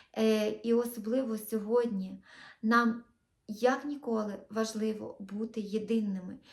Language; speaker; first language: Ukrainian; non-native, local second language; Russian